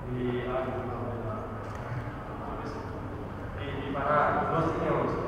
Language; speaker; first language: Spanish; non-native, learner; French